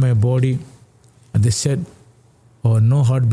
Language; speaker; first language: English; non-native, local second language; Telugu